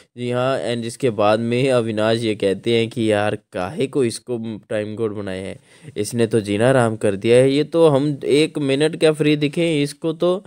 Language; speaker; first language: Hindi; non-native, local second language; Marathi